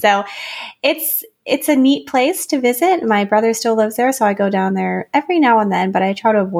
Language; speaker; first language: English; native; English